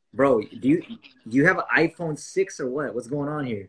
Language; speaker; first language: English; early bilingual, other home language; Korean